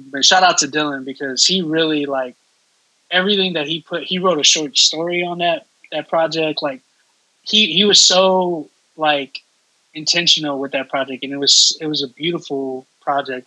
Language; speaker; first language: English; native; English